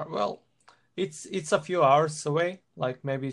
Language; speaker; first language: English; non-native, fluent; Croatian